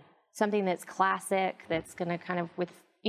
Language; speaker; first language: English; native; English